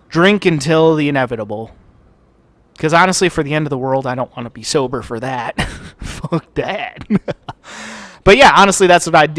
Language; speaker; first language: English; native; English